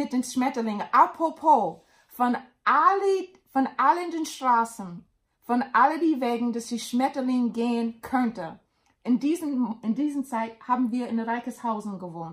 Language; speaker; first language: German; non-native, learner; English